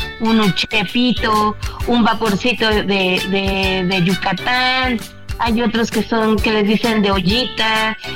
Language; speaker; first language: Spanish; native; Spanish